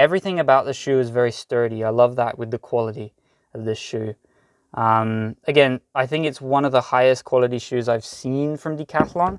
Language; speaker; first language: English; native; English